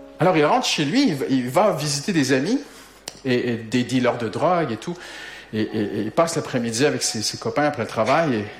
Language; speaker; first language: French; native; French